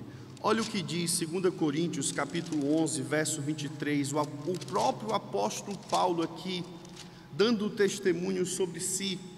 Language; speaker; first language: Portuguese; native; Portuguese